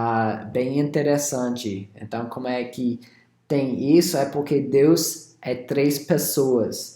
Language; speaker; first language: Portuguese; non-native, fluent; English